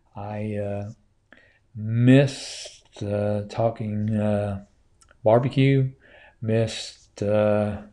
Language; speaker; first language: English; native; English